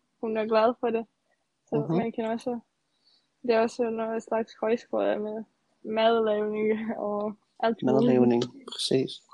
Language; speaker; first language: Danish; non-native, fluent; Serbian